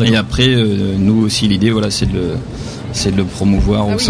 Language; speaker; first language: French; native; French